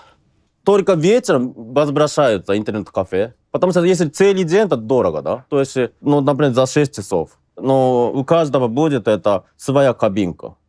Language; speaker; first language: Russian; non-native, fluent; Japanese